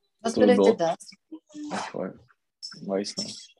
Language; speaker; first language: German; non-native, fluent; Czech